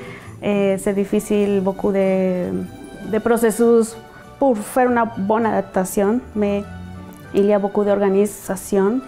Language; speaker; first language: French; non-native, learner; Spanish